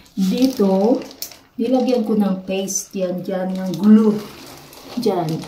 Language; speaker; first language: Filipino; native; Filipino